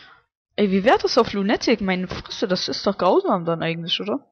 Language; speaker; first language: German; native; German